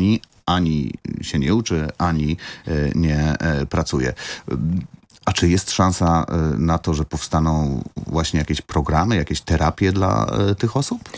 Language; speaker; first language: Polish; native; Polish